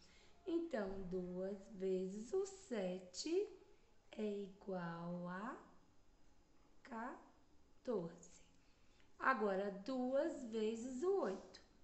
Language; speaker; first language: Portuguese; native; Portuguese